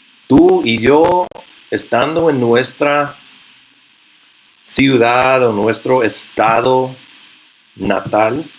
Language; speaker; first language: Spanish; non-native, fluent; English